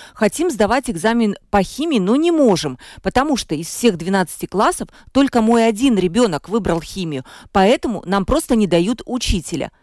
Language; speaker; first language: Russian; native; Russian